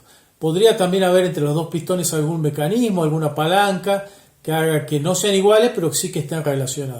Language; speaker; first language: Spanish; native; Spanish